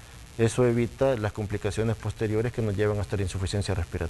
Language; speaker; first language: Spanish; native; Spanish